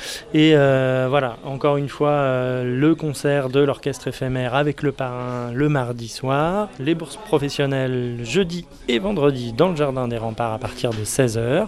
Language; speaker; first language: French; native; French